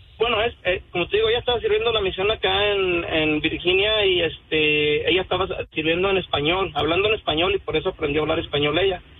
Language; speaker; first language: Spanish; native; Spanish